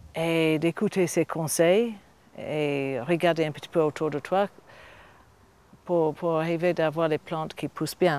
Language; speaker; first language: French; non-native, fluent; English